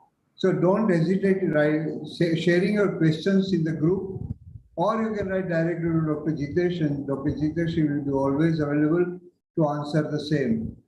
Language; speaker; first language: English; non-native, local second language; Hindi